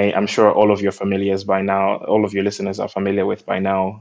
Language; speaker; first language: English; non-native, local second language; Nyanja